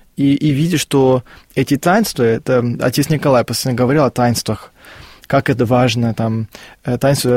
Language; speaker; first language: Russian; non-native, fluent; Afrikaans